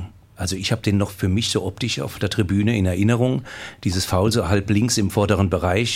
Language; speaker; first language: German; native; German